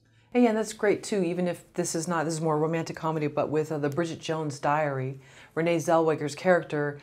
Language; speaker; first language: English; native; English